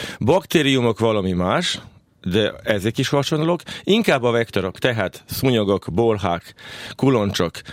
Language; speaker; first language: Hungarian; non-native, local second language; Serbian